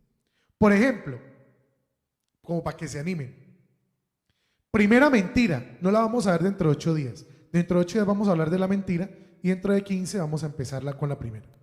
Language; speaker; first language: Spanish; native; Spanish